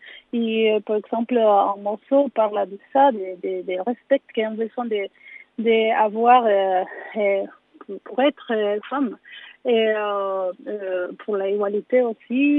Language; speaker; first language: French; non-native, learner; Spanish